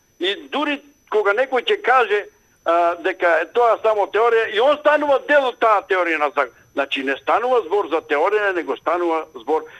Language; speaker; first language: Macedonian; native; Macedonian